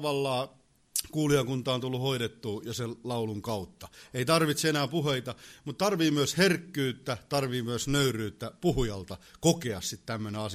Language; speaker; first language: Finnish; native; Finnish